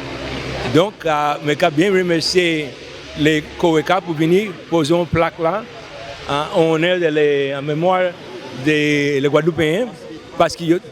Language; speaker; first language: French; early bilingual, heritage; Spanish